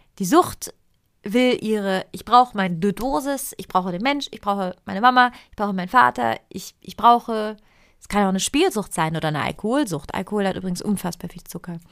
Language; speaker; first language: German; non-native, fluent; Italian